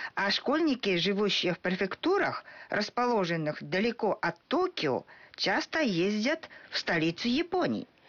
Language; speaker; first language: Russian; non-native, fluent; Japanese